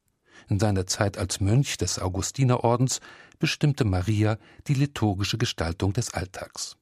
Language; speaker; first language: German; native; German